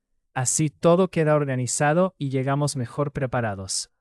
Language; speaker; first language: Spanish; non-native, fluent; English